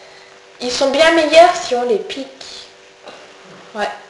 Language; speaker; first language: French; native; French